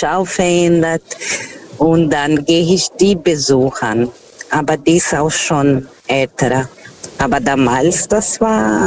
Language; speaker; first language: German; non-native, fluent; Portuguese